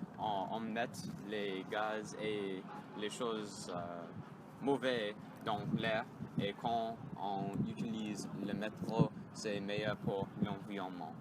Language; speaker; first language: French; non-native, learner; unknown